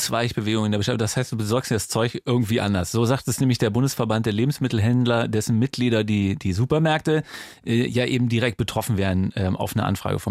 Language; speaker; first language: German; native; German